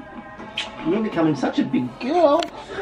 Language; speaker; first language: English; native; English